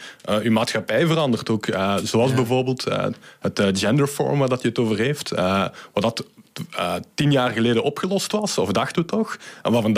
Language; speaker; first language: Dutch; native; Dutch